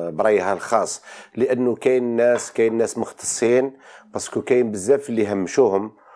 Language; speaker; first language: Arabic; native; Arabic